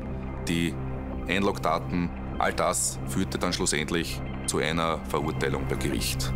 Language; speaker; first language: German; native; German